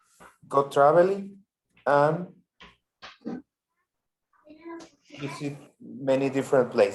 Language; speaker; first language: English; non-native, learner; Spanish